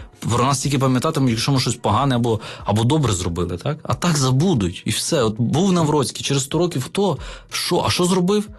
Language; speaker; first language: Ukrainian; native; Ukrainian